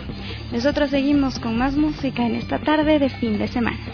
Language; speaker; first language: Spanish; native; Spanish